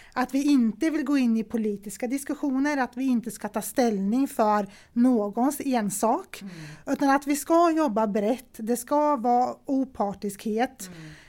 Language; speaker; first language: Swedish; native; Swedish